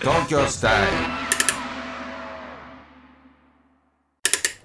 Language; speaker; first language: Japanese; native; Japanese